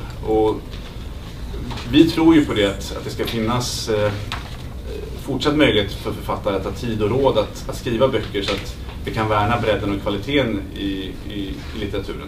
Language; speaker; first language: Swedish; native; Swedish